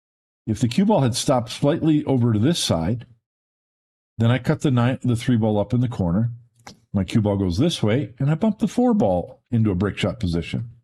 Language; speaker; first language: English; native; English